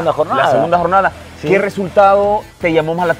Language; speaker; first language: Spanish; native; Spanish